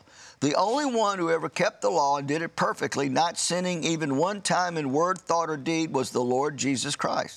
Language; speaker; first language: English; native; English